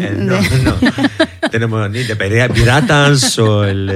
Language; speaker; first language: Spanish; non-native, learner; English